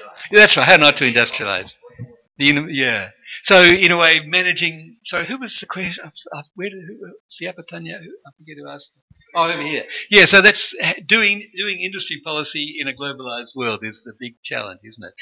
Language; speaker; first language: English; native; English